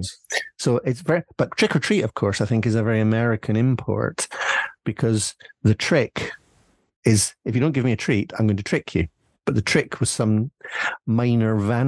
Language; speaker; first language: English; native; English